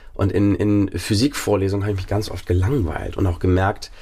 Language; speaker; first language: German; native; German